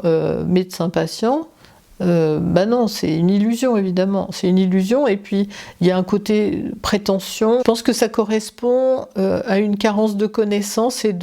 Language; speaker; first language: French; native; French